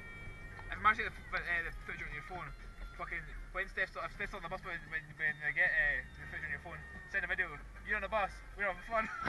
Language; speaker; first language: English; native; English